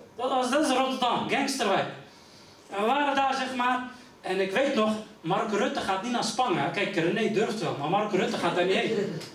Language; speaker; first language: Dutch; early bilingual, other home language; Riffian